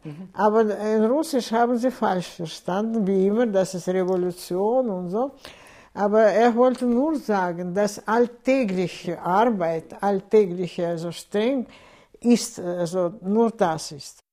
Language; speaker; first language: German; non-native, fluent; Russian